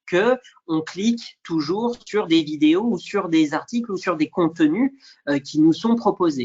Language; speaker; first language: French; native; French